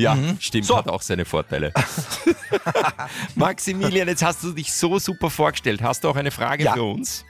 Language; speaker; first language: German; native; German